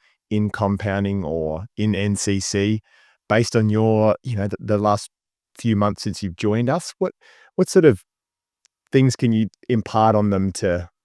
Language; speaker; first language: English; native; English